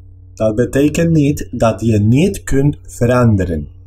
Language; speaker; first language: Dutch; non-native, learner; Spanish